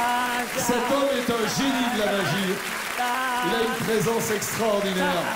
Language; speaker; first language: French; native; French